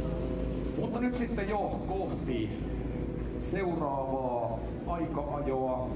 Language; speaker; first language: Finnish; native; Finnish